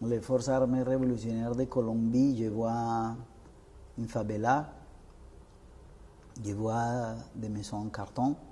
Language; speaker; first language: French; non-native, fluent; Spanish